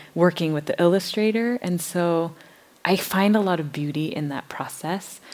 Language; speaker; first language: English; native; English